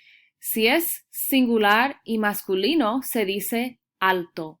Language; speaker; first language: Spanish; early bilingual, heritage; Spanish